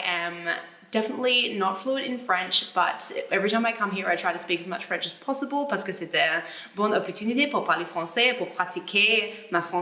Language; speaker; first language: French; non-native, learner; English